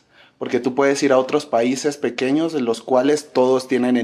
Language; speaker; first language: Spanish; native; Spanish